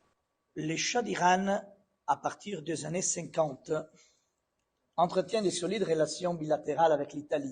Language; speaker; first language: French; non-native, fluent; Italian